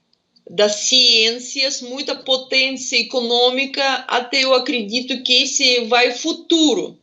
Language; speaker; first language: Portuguese; non-native, fluent; Russian